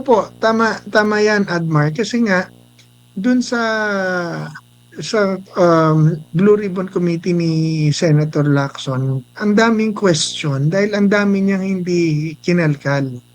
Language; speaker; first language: Filipino; native; Filipino